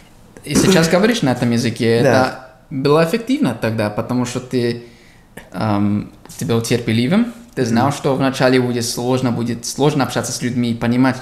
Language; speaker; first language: Russian; non-native, fluent; English